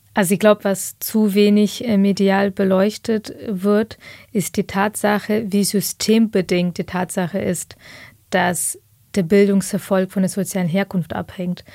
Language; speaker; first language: German; early bilingual, other home language; Russian